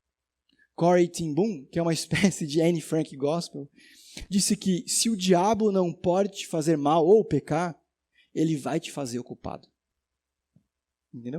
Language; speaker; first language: Portuguese; native; Portuguese